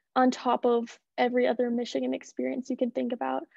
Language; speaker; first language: English; native; English